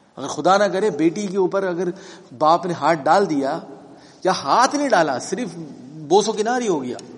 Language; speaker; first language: Urdu; native; Urdu